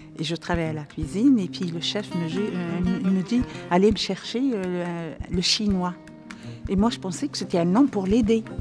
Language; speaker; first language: French; non-native, local second language; Arabic